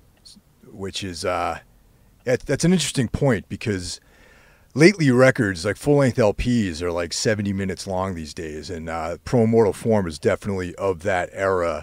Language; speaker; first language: English; native; English